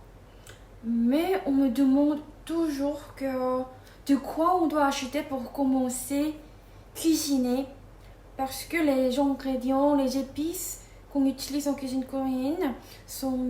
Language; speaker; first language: French; non-native, fluent; Korean